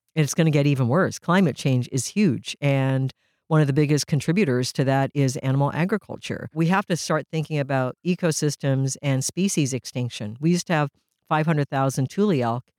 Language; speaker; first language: English; early bilingual, other home language; Japanese